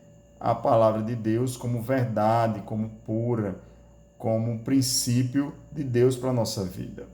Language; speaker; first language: Portuguese; native; Portuguese